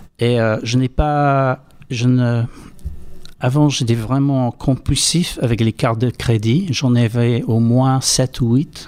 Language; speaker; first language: French; non-native, fluent; English